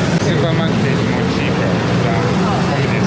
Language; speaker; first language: English; non-native, learner; Japanese